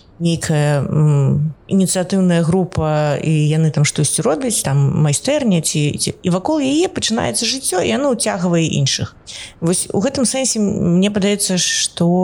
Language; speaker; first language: Belarusian; non-native, local second language; Russian